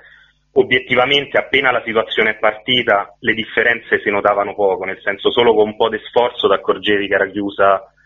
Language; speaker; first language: Italian; native; Italian